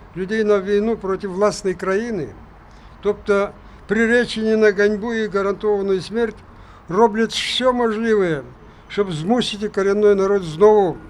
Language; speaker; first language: Ukrainian; non-native, local second language; Crimean Tatar